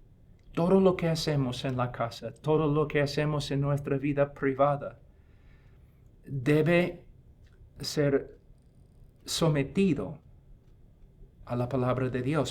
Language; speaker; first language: Spanish; non-native, fluent; English